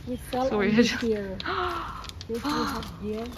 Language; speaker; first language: English; non-native, learner; Indonesian